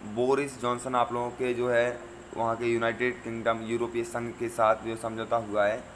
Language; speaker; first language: Hindi; native; Hindi